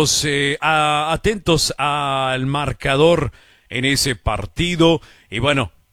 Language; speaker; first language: Spanish; early bilingual, heritage; Spanish